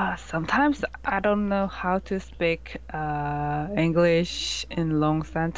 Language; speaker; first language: English; non-native, learner; Korean